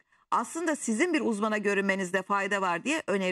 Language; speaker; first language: Turkish; native; Turkish